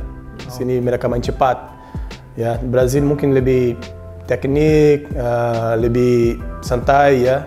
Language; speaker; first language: Indonesian; non-native, learner; Portuguese